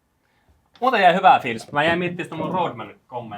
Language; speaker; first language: Finnish; native; Finnish